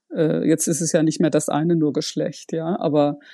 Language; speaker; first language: German; native; German